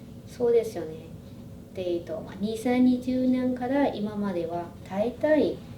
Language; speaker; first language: Japanese; non-native, fluent; Burmese